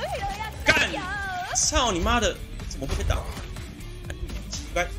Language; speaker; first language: Chinese; native; Chinese